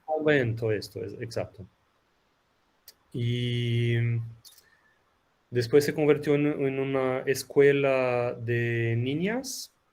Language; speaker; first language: Spanish; non-native, fluent; Portuguese